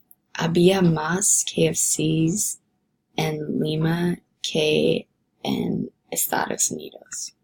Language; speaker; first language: Spanish; non-native, learner; English